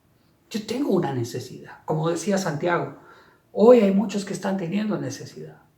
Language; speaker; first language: Spanish; native; Spanish